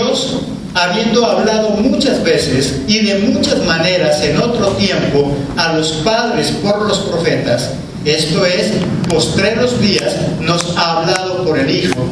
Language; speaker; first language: Spanish; native; Spanish